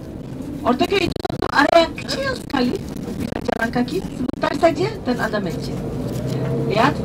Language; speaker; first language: Indonesian; non-native, fluent; Turkish